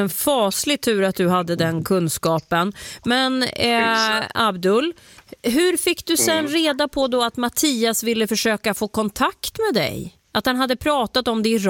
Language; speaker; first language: Swedish; native; Swedish